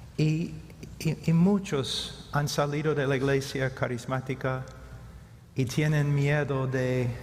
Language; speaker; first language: Spanish; non-native, fluent; English